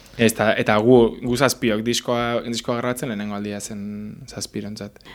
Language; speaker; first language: Basque; native; Basque